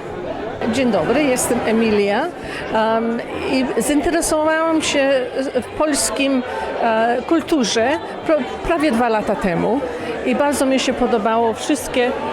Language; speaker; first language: Polish; early bilingual, heritage; Polish